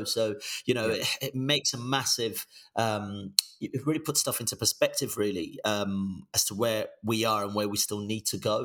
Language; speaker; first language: English; non-native, local second language; Yoruba